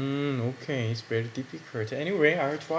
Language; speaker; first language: English; non-native, learner; Korean